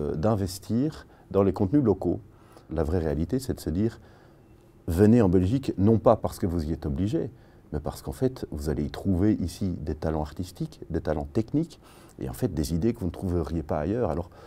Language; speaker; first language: French; native; French